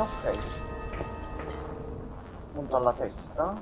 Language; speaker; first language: Italian; native; Italian